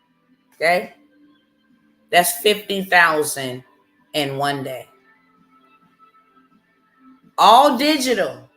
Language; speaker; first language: English; native; English